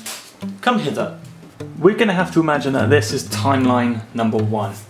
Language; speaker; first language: English; native; English